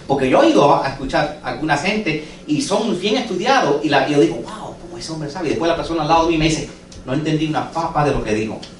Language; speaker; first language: Spanish; non-native, fluent; English